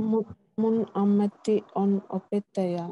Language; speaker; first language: Finnish; non-native, learner; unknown